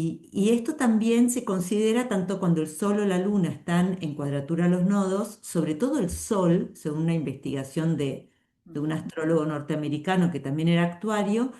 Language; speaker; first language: Spanish; native; Spanish